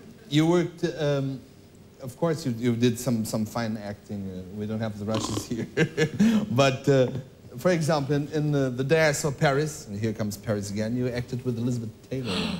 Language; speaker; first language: English; non-native, fluent; Portuguese